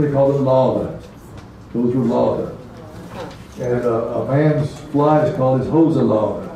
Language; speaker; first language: English; native; English